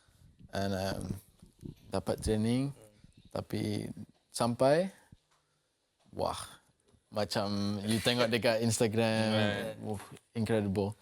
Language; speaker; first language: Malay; non-native, local second language; English